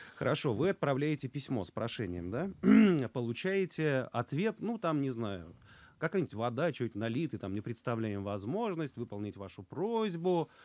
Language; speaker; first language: Russian; native; Russian